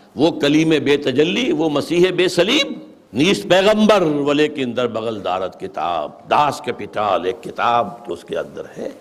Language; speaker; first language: Urdu; native; Urdu